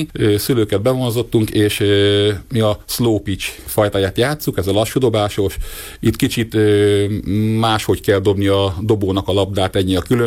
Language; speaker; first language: Hungarian; native; Hungarian